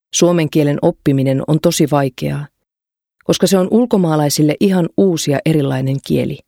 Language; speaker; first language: Finnish; non-native, fluent; Persian